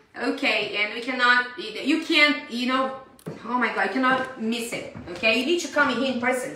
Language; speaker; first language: English; non-native, fluent; Portuguese